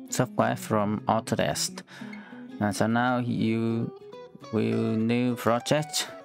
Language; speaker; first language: English; non-native, learner; Vietnamese